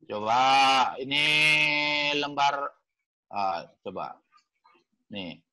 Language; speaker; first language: Indonesian; native; Indonesian